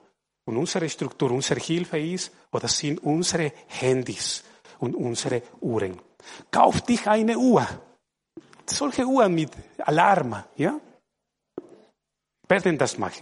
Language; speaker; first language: German; non-native, fluent; Spanish